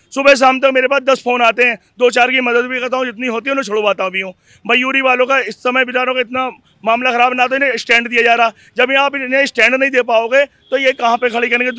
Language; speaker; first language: Hindi; native; Hindi